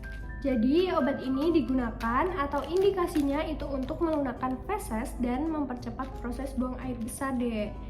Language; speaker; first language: Indonesian; native; Indonesian